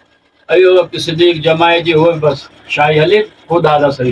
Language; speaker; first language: Arabic; non-native, learner; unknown